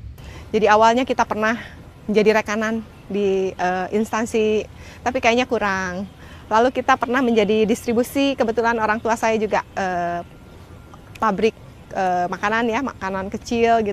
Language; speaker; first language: Indonesian; native; Indonesian